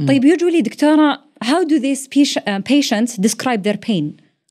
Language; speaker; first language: English; non-native, fluent; Arabic